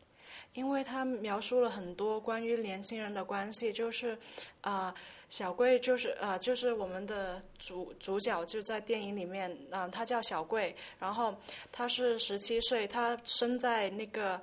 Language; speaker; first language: Chinese; early bilingual, heritage; Chinese